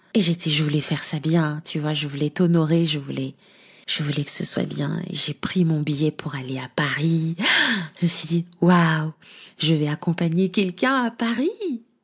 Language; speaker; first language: French; non-native, local second language; Lingala